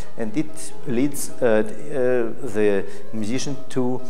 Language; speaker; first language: English; non-native, fluent; Russian